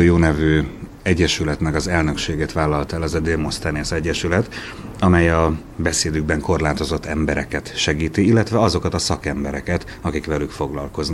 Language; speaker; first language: Hungarian; native; Hungarian